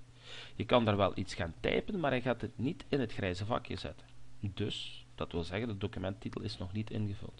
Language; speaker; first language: Dutch; native; Dutch